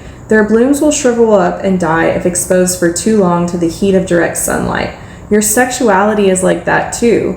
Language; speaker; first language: English; native; English